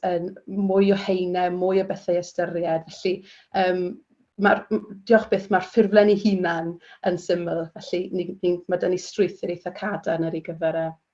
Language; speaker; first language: Welsh; native; Welsh